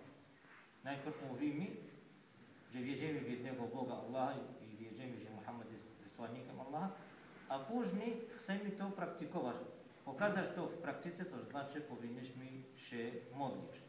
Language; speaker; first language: Polish; non-native, fluent; Arabic